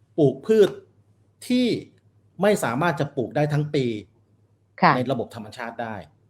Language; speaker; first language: Thai; native; Thai